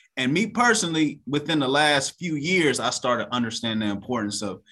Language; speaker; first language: English; native; English